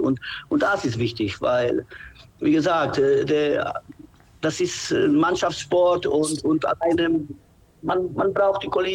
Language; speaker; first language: German; non-native, fluent; Polish